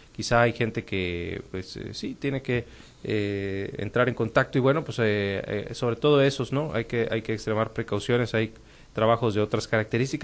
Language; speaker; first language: Spanish; native; Spanish